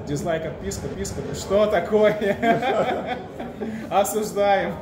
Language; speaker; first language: Russian; native; Russian